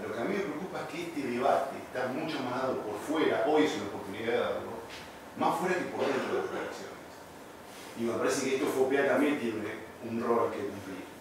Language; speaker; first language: Spanish; native; Spanish